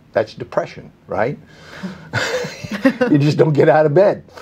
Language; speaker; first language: English; native; English